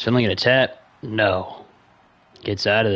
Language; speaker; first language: English; native; English